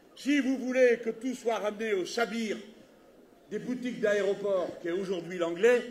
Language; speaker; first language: French; native; French